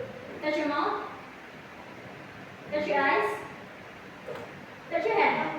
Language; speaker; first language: English; non-native, fluent; Indonesian